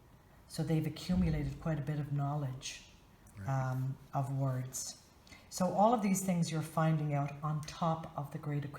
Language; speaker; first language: English; native; English